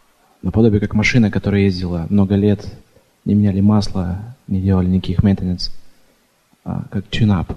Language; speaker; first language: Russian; early bilingual, other home language; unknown